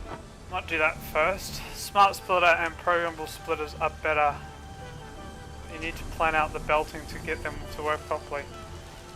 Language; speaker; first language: English; native; English